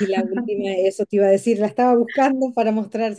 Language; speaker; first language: Spanish; native; Spanish